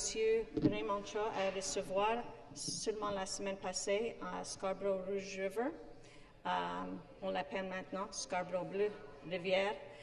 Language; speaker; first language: French; non-native, fluent; English